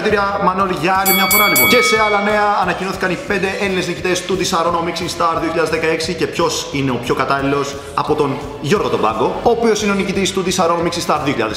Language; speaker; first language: Greek; native; Greek